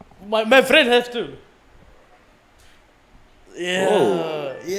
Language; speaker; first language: English; non-native, learner; Indonesian